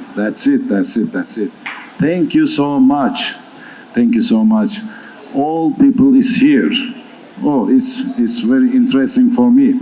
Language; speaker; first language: English; non-native, learner; Turkish